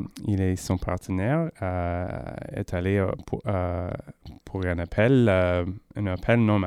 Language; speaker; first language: French; non-native, learner; English